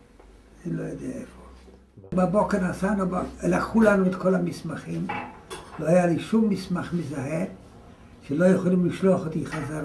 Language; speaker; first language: Hebrew; non-native, fluent; German